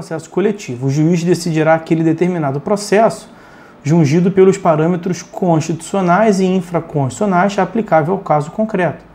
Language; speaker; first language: Portuguese; native; Portuguese